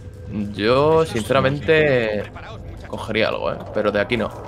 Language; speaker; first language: Spanish; native; Spanish